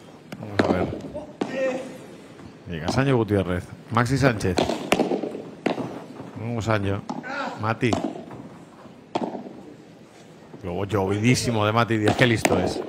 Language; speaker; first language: Spanish; native; Spanish